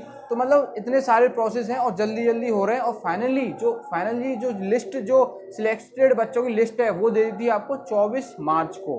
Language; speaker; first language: Hindi; native; Hindi